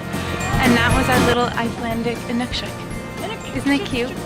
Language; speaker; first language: English; native; English